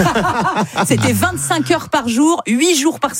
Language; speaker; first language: French; native; French